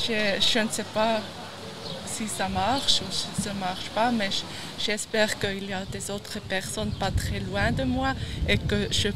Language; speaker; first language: French; non-native, learner; German